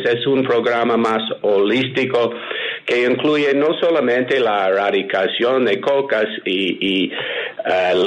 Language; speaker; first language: Spanish; non-native, fluent; English